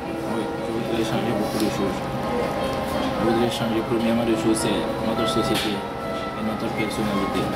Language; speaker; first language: French; non-native, learner; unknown